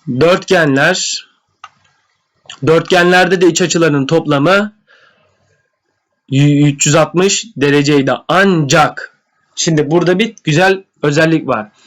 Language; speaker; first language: Turkish; native; Turkish